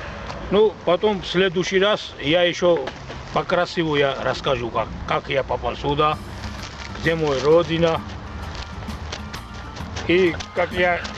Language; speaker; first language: Russian; non-native, learner; Georgian